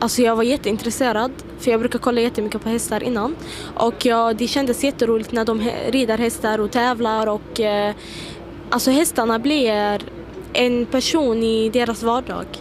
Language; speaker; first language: Swedish; early bilingual, other home language; Arabic